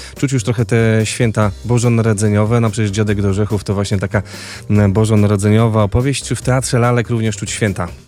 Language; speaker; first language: Polish; native; Polish